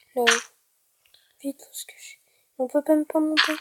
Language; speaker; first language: French; native; French